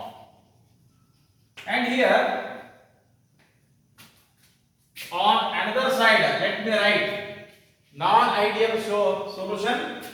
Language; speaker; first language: English; non-native, local second language; Kannada